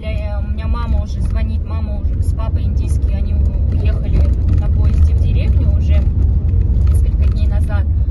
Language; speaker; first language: Russian; native; Russian